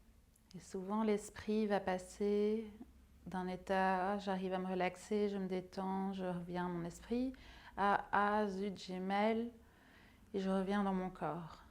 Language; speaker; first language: French; native; French